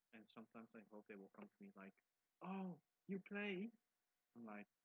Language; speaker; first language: English; non-native, fluent; Dutch